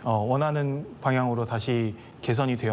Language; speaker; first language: Korean; native; Korean